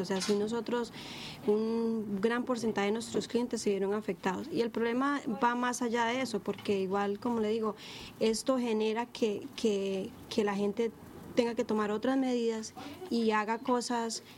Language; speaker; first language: Spanish; native; Spanish